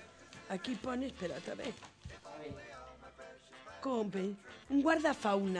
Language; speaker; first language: Spanish; native; Spanish